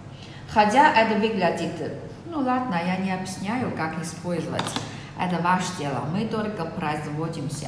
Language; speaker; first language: Russian; non-native, learner; Chinese